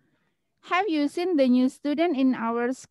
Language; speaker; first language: English; non-native, fluent; Indonesian